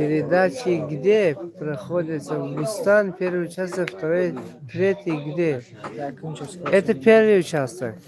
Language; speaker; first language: Russian; non-native, local second language; Tajik